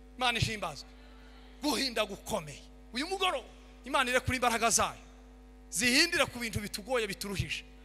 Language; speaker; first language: Kinyarwanda; native; Kinyarwanda